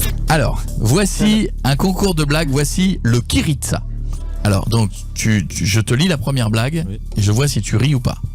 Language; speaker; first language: French; native; French